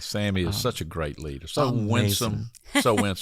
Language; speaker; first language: English; native; English